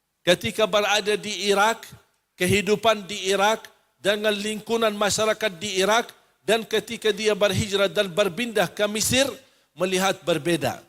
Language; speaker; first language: Malay; non-native, fluent; Arabic